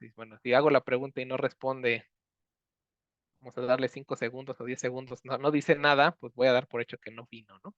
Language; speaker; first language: Spanish; native; Spanish